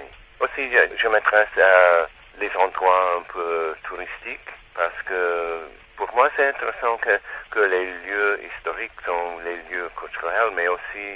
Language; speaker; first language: French; non-native, learner; Czech